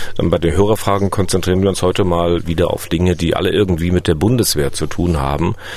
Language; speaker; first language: German; native; German